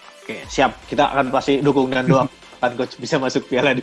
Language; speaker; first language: Indonesian; native; Indonesian